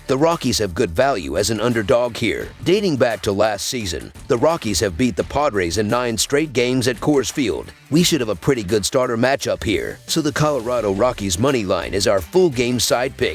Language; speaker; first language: English; native; English